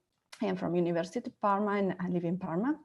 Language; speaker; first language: English; non-native, learner; Italian